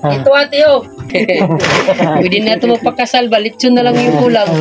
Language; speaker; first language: Filipino; non-native, local second language; Cebuano